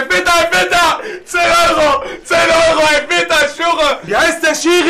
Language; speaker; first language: German; early bilingual, other home language; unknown